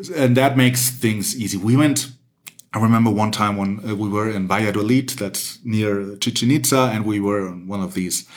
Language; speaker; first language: English; non-native, fluent; German